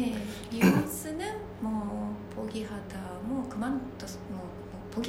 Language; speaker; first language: Korean; non-native, fluent; Japanese